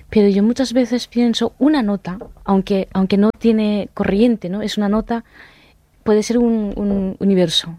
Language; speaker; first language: Spanish; non-native, fluent; Japanese